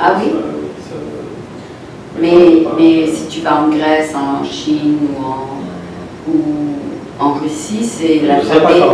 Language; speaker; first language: French; non-native, local second language; Arabic